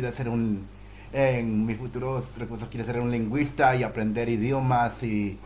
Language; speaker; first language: Spanish; native; Spanish